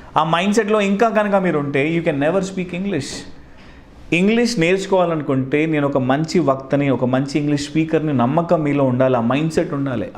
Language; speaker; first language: Telugu; non-native, local second language; Hindi